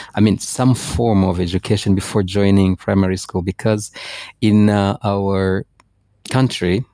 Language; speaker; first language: English; non-native, fluent; Rundi